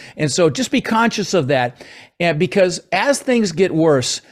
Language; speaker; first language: English; early bilingual, other home language; Dutch